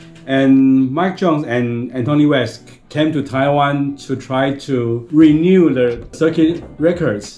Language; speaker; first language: English; non-native, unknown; Chinese